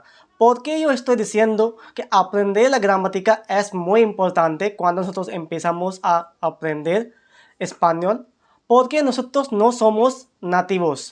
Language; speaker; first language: Spanish; non-native, learner; Hindi